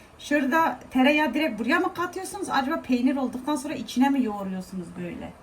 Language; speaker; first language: Turkish; native; Turkish